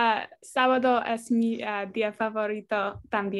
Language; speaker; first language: Spanish; non-native, learner; English